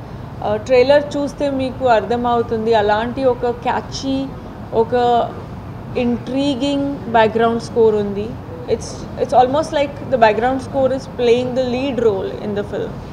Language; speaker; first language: Telugu; non-native, fluent; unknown